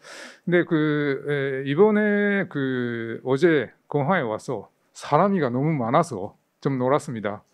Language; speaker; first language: Korean; non-native, fluent; Japanese